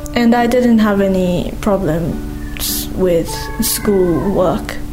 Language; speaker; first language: English; non-native, fluent; Japanese